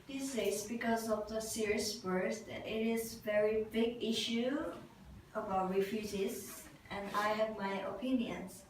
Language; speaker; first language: English; non-native, learner; Korean